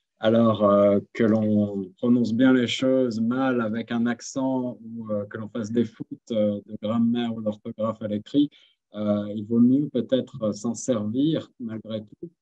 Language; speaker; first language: French; native; French